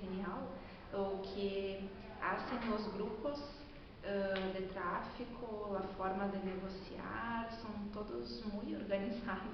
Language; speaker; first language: Spanish; non-native, learner; Portuguese